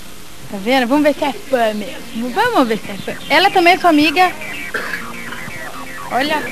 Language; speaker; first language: Portuguese; native; Portuguese